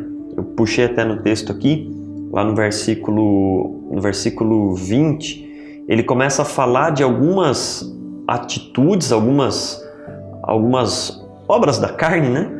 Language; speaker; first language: Portuguese; native; Portuguese